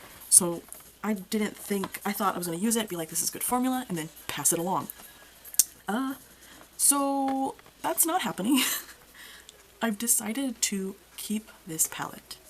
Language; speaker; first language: English; native; English